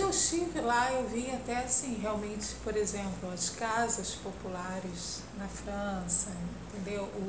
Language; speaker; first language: Portuguese; native; Portuguese